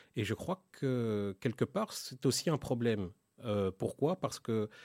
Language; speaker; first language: French; native; French